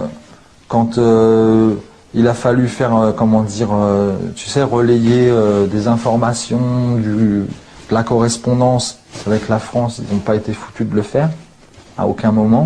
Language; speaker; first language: French; native; French